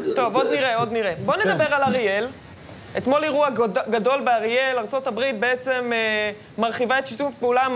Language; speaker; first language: Hebrew; native; Hebrew